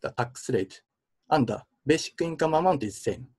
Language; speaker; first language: English; non-native, fluent; Japanese